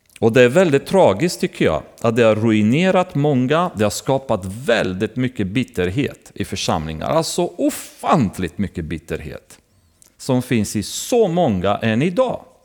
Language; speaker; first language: Swedish; non-native, fluent; Romanian